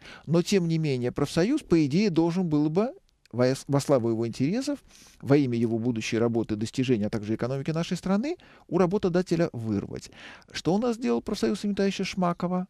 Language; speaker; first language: Russian; native; Russian